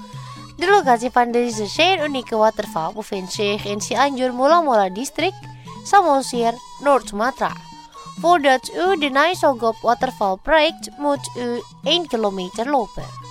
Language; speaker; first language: Dutch; non-native, fluent; Indonesian